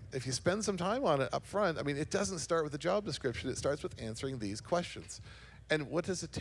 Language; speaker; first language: English; native; English